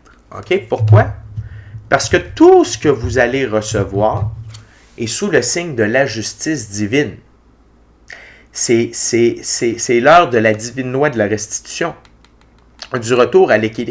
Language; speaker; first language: French; native; French